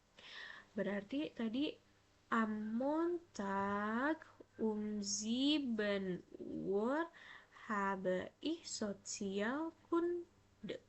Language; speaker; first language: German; non-native, fluent; Indonesian